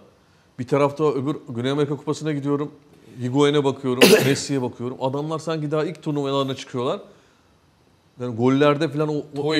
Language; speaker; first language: Turkish; native; Turkish